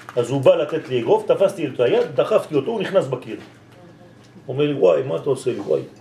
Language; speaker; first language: Hebrew; non-native, fluent; French